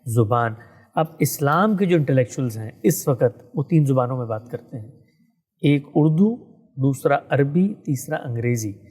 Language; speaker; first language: Urdu; native; Urdu